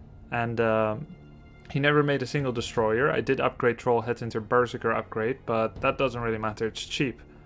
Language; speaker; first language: English; non-native, fluent; Dutch